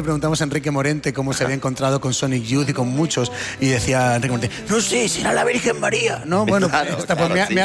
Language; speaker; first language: Spanish; native; Spanish